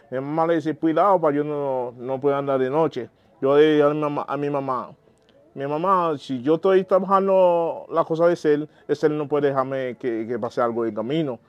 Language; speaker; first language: Spanish; non-native, learner; Haitian Creole